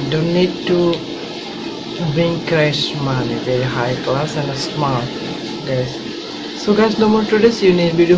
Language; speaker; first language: English; non-native, learner; Bangla